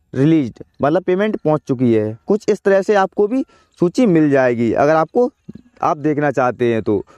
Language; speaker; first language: Hindi; native; Hindi